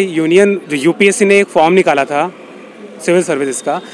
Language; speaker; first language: Hindi; native; Hindi